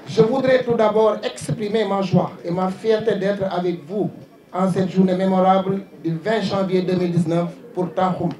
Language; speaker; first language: French; non-native, local second language; Wolof